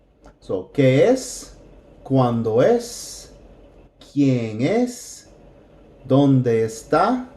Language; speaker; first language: Spanish; non-native, fluent; English